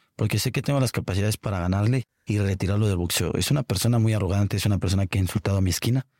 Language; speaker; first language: Spanish; native; Spanish